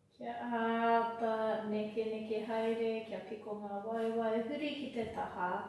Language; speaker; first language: Māori; non-native, local second language; English